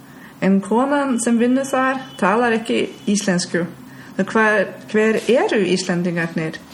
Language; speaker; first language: Icelandic; non-native, learner; German